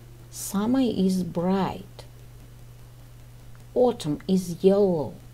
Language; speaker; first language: English; non-native, fluent; Russian